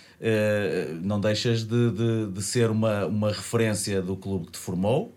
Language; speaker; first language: Portuguese; native; Portuguese